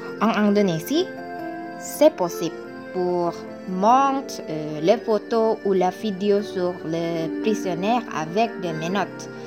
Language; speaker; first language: French; non-native, learner; Indonesian